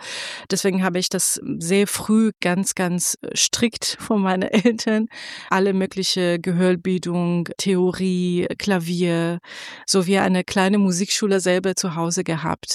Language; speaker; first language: German; non-native, fluent; Persian